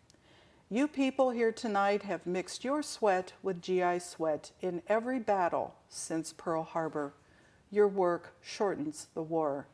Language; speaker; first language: English; native; English